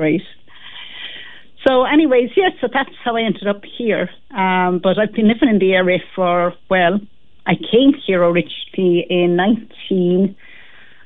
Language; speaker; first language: English; native; English